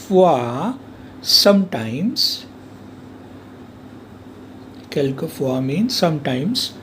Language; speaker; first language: French; non-native, fluent; Hindi